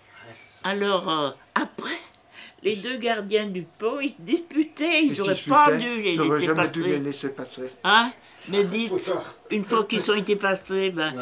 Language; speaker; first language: French; native; French